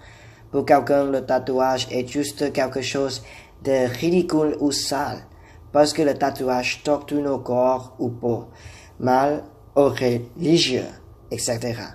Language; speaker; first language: French; non-native, learner; Thai